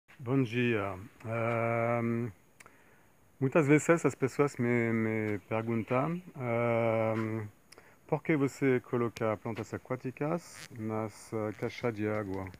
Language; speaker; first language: Portuguese; non-native, fluent; French